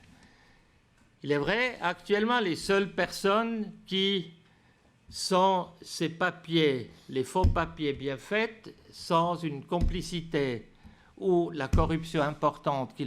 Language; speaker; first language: French; native; French